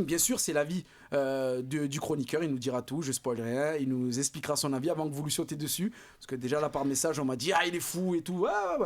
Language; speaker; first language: French; native; French